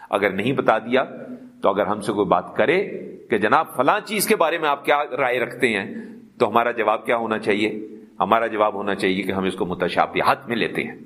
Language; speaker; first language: Urdu; non-native, local second language; Punjabi